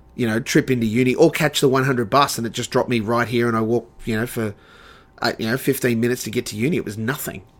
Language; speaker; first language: English; native; English